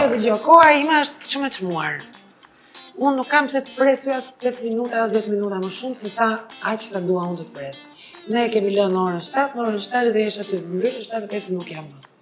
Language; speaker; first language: Albanian; native; Albanian